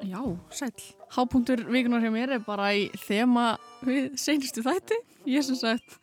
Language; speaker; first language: Icelandic; native; Icelandic